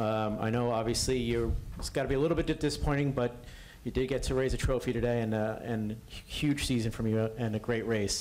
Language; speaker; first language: English; native; English